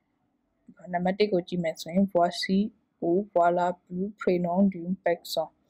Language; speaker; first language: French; non-native, fluent; Burmese